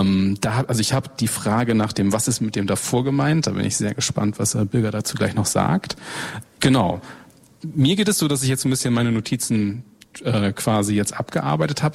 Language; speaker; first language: German; native; German